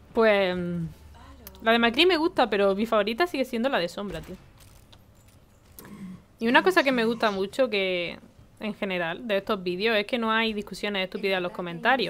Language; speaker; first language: Spanish; native; Spanish